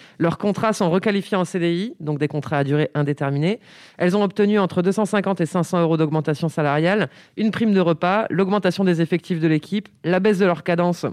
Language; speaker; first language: French; native; French